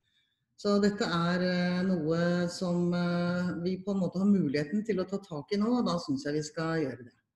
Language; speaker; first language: Norwegian; native; Norwegian